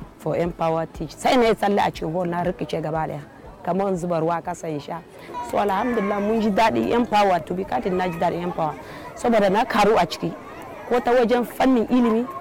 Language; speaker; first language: Hausa; non-native, local second language; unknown